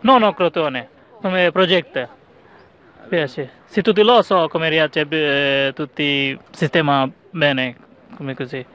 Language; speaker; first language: Italian; non-native, learner; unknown